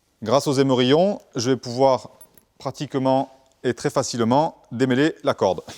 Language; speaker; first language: French; native; French